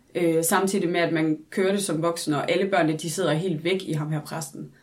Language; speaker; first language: Danish; early bilingual, other home language; English